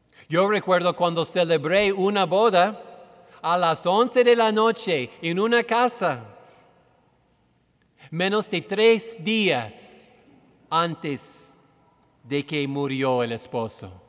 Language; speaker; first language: Spanish; non-native, fluent; English